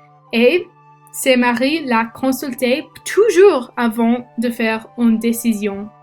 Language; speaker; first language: French; non-native, learner; English